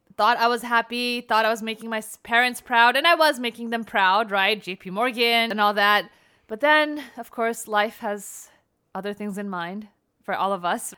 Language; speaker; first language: English; native; English